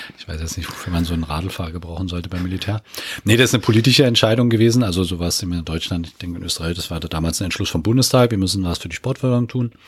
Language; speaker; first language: German; native; German